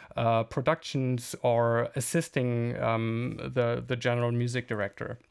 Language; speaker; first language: English; non-native, fluent; German